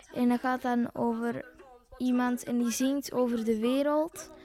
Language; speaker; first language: Dutch; native; Dutch